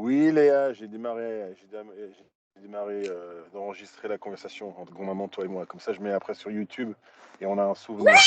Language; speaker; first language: French; native; French